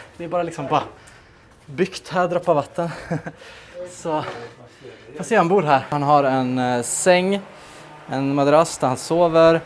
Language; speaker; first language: Swedish; native; Swedish